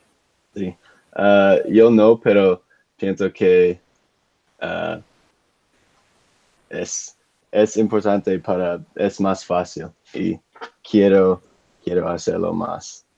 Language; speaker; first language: Spanish; non-native, learner; English